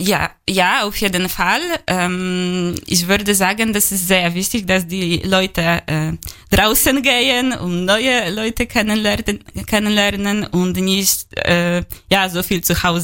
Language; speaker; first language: German; non-native, learner; Polish